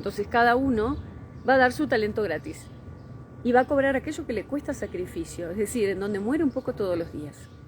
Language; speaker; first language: Spanish; native; Spanish